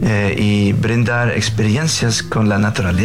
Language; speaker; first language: Spanish; non-native, fluent; Faroese